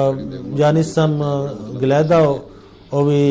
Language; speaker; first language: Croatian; non-native, fluent; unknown